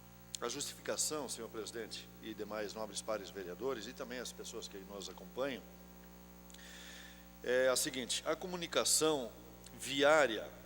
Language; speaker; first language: Portuguese; native; Portuguese